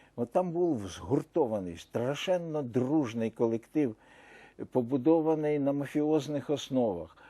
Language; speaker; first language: Ukrainian; native; Ukrainian